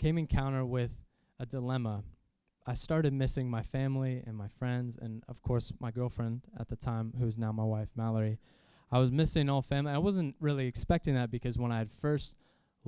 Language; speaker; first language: English; native; English